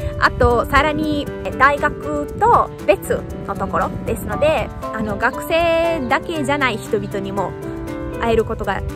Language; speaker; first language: Japanese; non-native, fluent; Italian